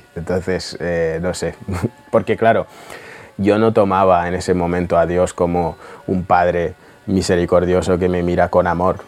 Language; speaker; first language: Spanish; early bilingual, other home language; Russian